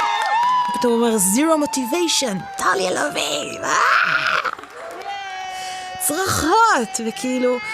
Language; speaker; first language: Hebrew; native; Hebrew